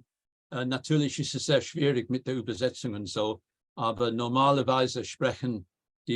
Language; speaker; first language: German; non-native, fluent; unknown